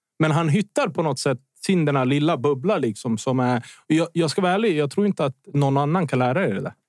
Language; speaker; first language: Swedish; early bilingual, other home language; Bosnian